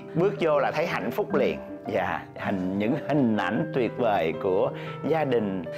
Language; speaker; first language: Vietnamese; native; Vietnamese